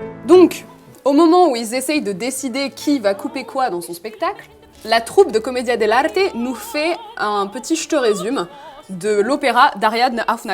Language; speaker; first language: French; native; French